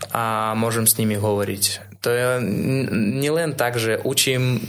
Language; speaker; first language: Slovak; non-native, fluent; Russian